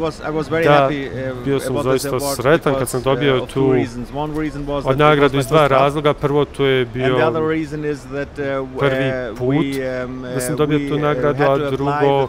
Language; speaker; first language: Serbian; early bilingual, heritage; Albanian